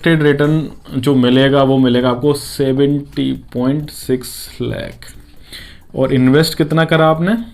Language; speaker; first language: Hindi; native; Hindi